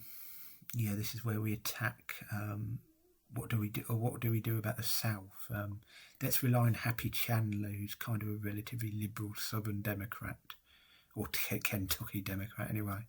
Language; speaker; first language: English; native; English